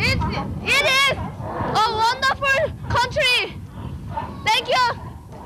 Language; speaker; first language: English; non-native, learner; Korean